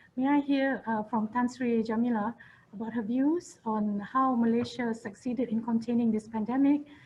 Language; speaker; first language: English; non-native, local second language; Malay